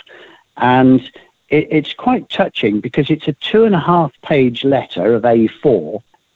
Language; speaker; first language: English; native; English